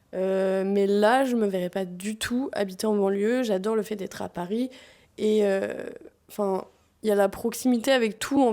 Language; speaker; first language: French; native; French